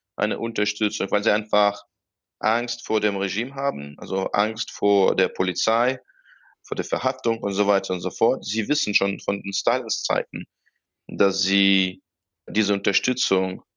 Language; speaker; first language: German; non-native, fluent; Russian